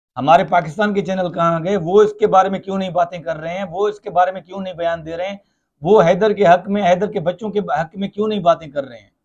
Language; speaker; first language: Urdu; non-native, local second language; Sindhi